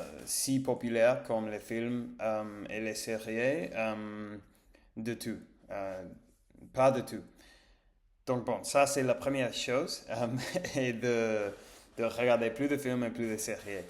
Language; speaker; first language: French; non-native, learner; English